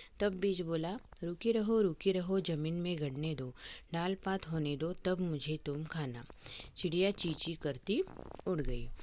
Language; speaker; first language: Hindi; non-native, local second language; Marathi